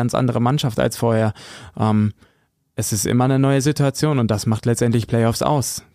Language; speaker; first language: German; native; German